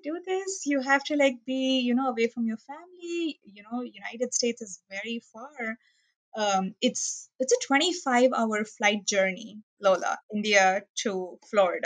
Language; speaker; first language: English; non-native, local second language; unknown